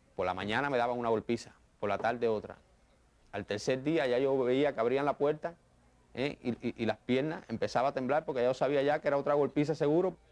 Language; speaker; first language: Spanish; native; Spanish